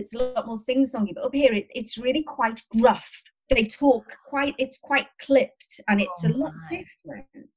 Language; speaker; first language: English; native; English